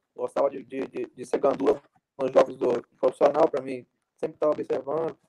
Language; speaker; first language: Portuguese; native; Portuguese